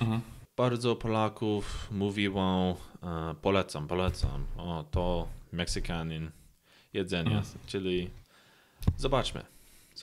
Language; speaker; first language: Polish; non-native, learner; English